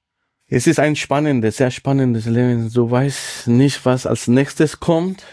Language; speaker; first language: German; non-native, fluent; Spanish